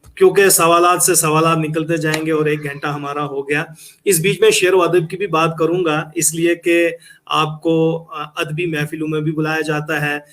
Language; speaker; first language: Urdu; native; Urdu